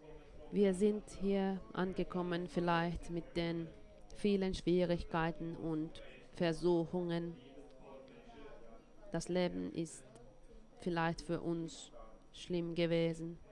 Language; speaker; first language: German; non-native, fluent; Finnish